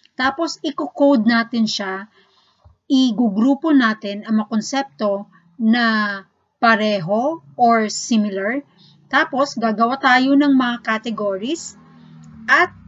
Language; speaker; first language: Filipino; native; Filipino